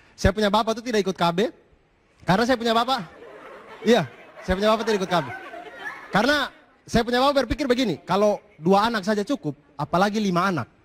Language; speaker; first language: Indonesian; native; Indonesian